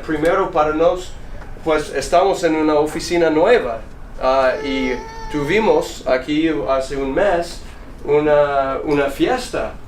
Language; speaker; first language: Spanish; non-native, fluent; English